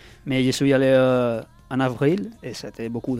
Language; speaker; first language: French; early bilingual, heritage; Spanish